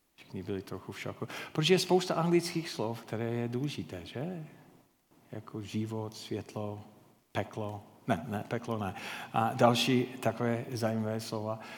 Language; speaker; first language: Czech; non-native, fluent; English